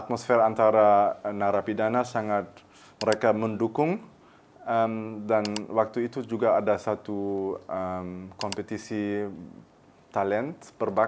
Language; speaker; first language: Indonesian; early bilingual, heritage; German